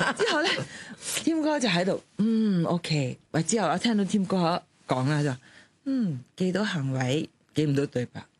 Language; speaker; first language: Cantonese; non-native, fluent; Chinese